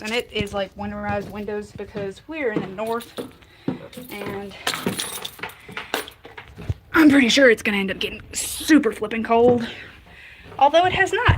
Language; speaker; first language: English; native; English